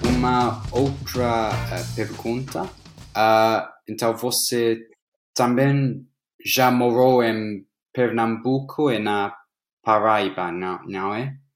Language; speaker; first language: Portuguese; non-native, fluent; English